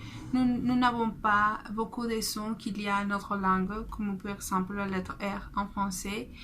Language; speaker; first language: French; non-native, fluent; Spanish